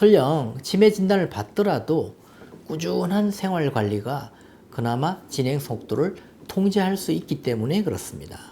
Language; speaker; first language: Korean; native; Korean